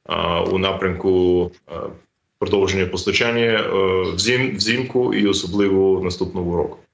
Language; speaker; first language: Ukrainian; non-native, fluent; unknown